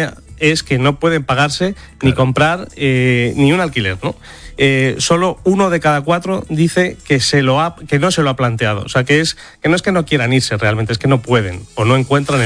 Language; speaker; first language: Spanish; native; Spanish